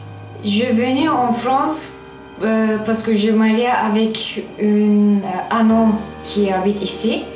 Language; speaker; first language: French; non-native, learner; Turkish